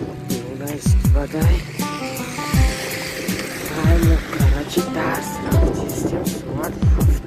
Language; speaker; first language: Russian; non-native, learner; Tajik